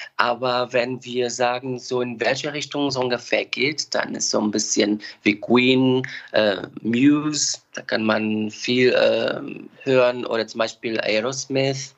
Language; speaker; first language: German; non-native, fluent; Portuguese